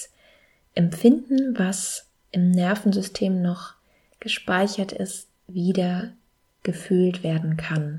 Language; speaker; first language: German; native; German